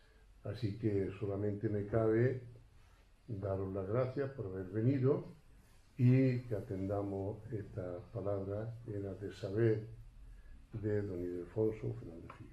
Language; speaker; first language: Spanish; native; Spanish